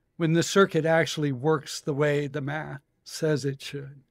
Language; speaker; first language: English; native; English